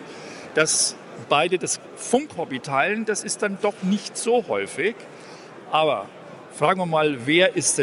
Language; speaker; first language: German; native; German